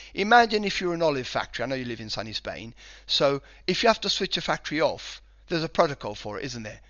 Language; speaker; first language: English; non-native, fluent; Spanish